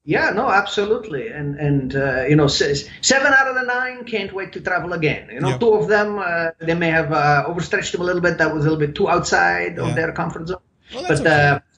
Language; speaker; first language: English; non-native, fluent; German